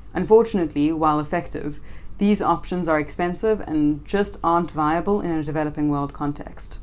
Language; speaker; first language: English; native; English